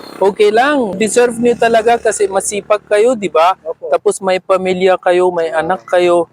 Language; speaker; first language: Filipino; non-native, learner; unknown